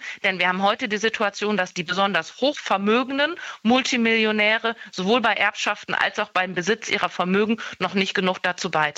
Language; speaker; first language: German; native; German